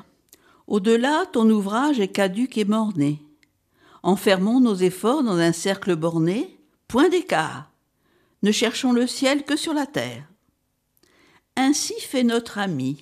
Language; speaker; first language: French; native; French